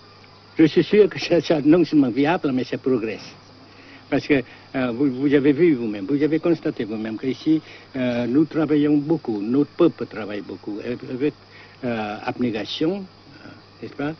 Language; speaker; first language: French; non-native, local second language; Vietnamese